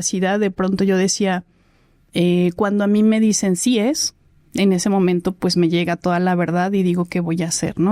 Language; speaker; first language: Spanish; native; Spanish